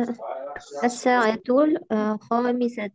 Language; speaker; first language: Arabic; non-native, learner; Uzbek